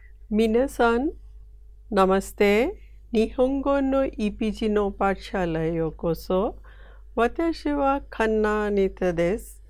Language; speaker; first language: Japanese; non-native, fluent; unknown